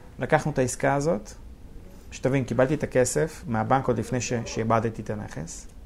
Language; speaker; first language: Hebrew; early bilingual, other home language; Russian